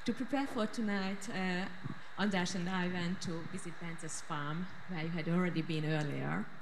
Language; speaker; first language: English; non-native, fluent; Hungarian